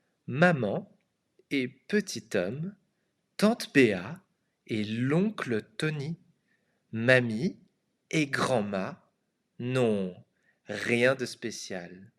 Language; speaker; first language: French; non-native, fluent; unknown